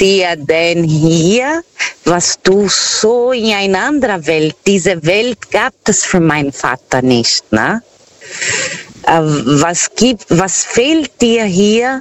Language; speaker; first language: German; non-native, fluent; Portuguese